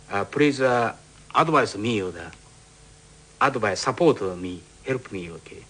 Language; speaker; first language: English; non-native, learner; Japanese